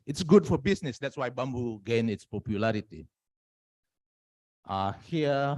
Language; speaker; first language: English; non-native, fluent; Indonesian